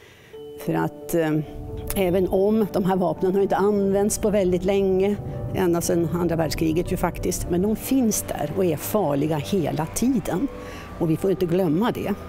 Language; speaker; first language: Swedish; native; Swedish